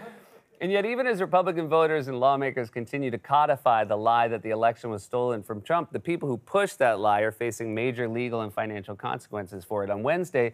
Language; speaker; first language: English; native; English